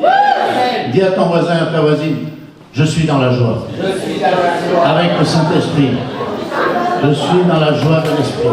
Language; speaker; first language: French; native; French